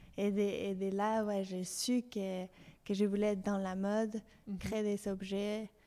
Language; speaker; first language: French; non-native, fluent; Spanish